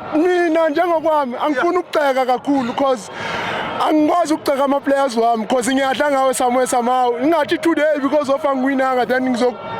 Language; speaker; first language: Zulu; non-native, local second language; Xhosa